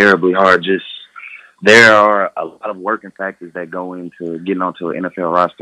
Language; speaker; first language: English; native; English